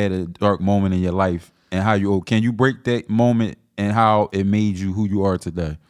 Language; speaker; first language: English; native; English